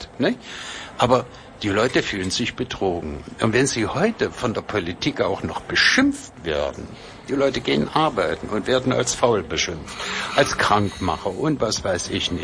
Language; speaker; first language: German; native; German